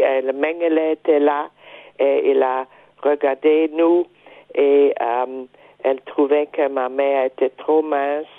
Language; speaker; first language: French; non-native, fluent; German